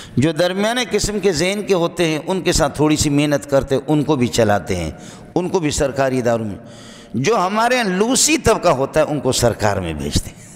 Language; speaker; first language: Urdu; non-native, local second language; Brahui